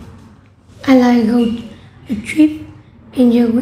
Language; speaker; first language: English; non-native, learner; Vietnamese